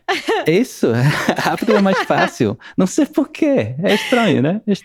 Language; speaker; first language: Portuguese; non-native, learner; English